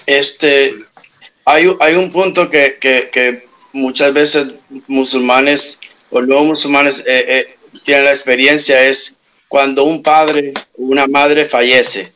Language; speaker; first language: Spanish; native; Spanish